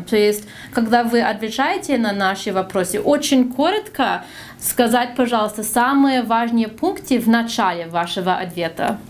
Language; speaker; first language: Russian; non-native, fluent; English